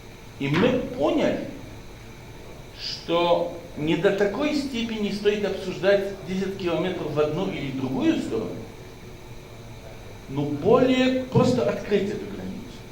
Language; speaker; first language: Russian; non-native, fluent; Polish